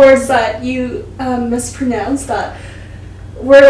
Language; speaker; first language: English; early bilingual, other home language; Korean